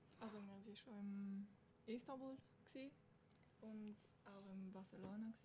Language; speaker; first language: German; non-native, learner; French